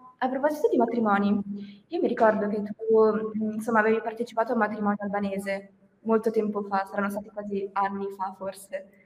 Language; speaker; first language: Italian; native; Italian